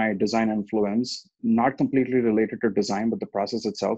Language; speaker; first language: English; non-native, local second language; Telugu